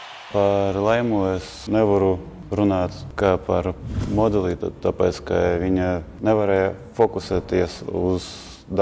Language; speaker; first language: Latvian; non-native, local second language; Russian